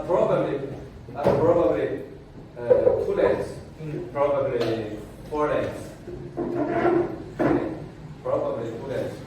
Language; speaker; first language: English; non-native, fluent; Chinese